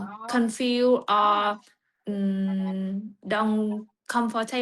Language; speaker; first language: English; non-native, learner; Vietnamese